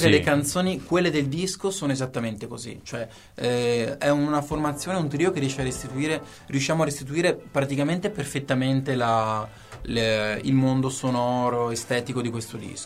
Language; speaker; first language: Italian; native; Italian